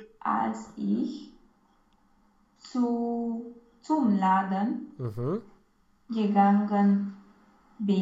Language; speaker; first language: German; non-native, learner; Romanian